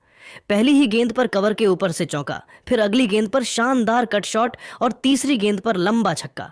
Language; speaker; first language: Hindi; native; Hindi